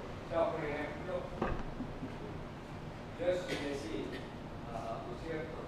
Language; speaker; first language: Spanish; native; Spanish